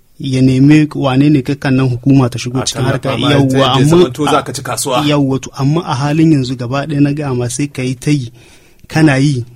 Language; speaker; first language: Hausa; native; Hausa